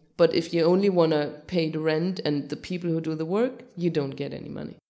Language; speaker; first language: English; non-native, fluent; German